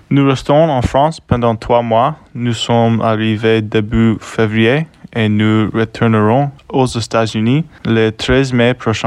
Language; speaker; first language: French; non-native, fluent; English